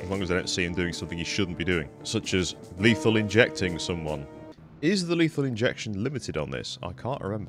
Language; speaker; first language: English; native; English